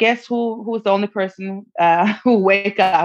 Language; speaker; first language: English; non-native, fluent; Norwegian